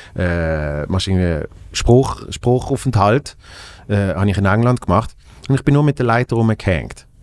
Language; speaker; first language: German; native; German